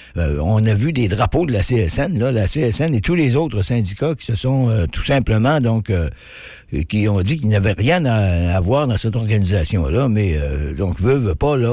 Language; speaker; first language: French; native; French